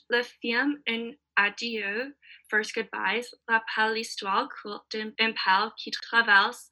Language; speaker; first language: French; non-native, learner; English